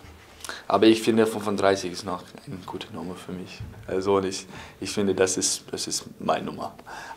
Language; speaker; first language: German; non-native, fluent; English